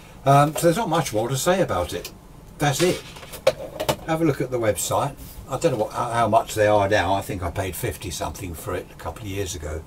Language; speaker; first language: English; native; English